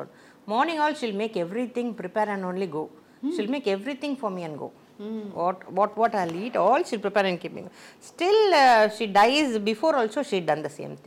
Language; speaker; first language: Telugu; non-native, local second language; Tamil